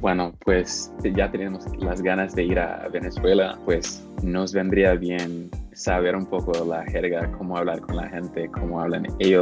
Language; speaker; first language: Spanish; non-native, fluent; English